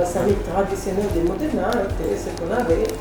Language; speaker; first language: French; non-native, fluent; Italian